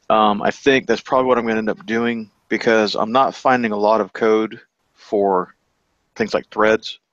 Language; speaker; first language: English; native; English